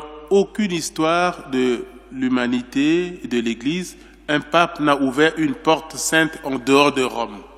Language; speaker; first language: French; non-native, local second language; Sango